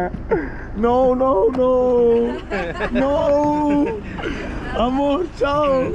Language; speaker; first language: Spanish; non-native, learner; Swedish